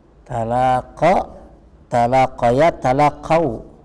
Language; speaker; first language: Arabic; non-native, fluent; Indonesian